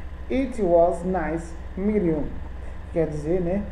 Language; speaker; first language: English; non-native, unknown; Portuguese